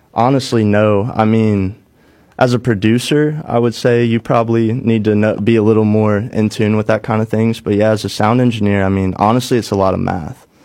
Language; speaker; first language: English; native; English